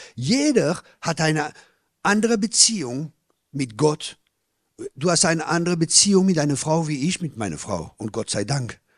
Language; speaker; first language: German; non-native, fluent; French